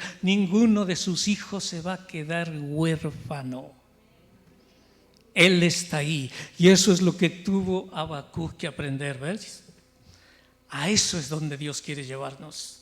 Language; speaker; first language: Spanish; native; Spanish